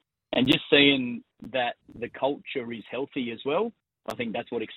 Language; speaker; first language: English; native; English